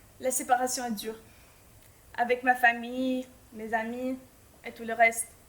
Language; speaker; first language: French; non-native, fluent; Albanian